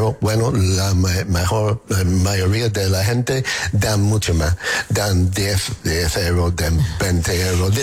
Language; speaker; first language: Spanish; non-native, learner; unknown